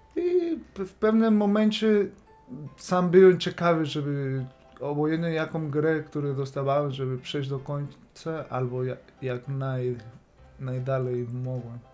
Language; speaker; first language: Polish; non-native, fluent; Spanish